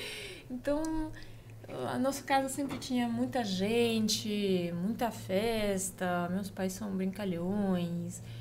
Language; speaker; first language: Portuguese; non-native, fluent; Russian